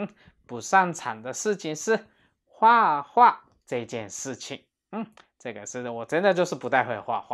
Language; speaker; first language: Chinese; non-native, fluent; Japanese